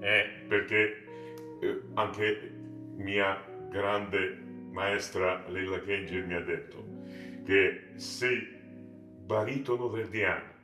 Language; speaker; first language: Italian; non-native, learner; Georgian